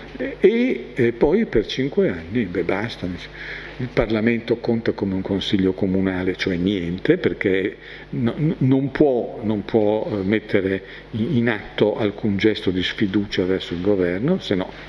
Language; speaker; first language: Italian; native; Italian